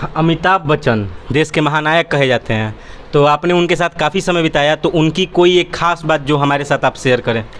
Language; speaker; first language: Hindi; native; Hindi